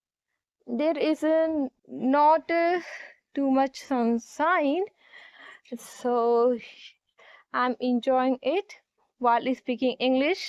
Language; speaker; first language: English; non-native, learner; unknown